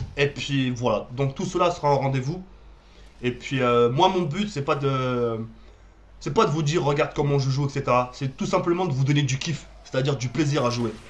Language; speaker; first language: French; early bilingual, other home language; Arabic